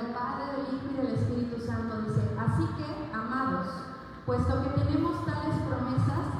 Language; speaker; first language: Spanish; native; Spanish